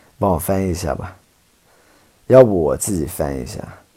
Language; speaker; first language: Chinese; non-native, fluent; English